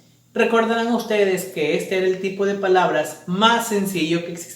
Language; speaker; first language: Spanish; native; Spanish